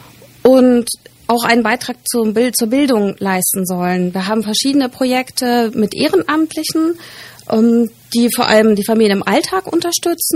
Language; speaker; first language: German; native; German